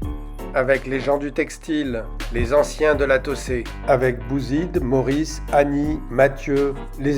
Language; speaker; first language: French; native; French